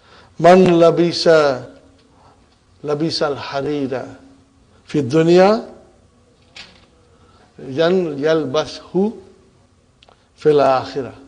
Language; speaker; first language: Arabic; non-native, fluent; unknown